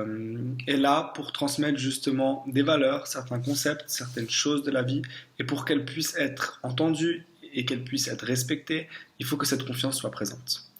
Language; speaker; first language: French; native; French